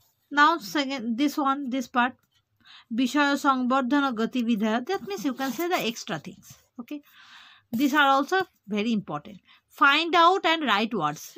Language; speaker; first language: English; non-native, local second language; Bangla